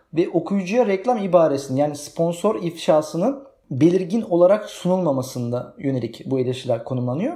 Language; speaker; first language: Turkish; native; Turkish